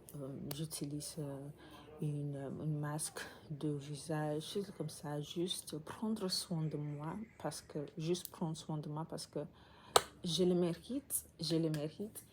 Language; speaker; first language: French; non-native, learner; English